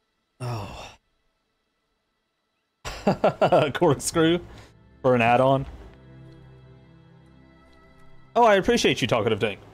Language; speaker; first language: English; native; English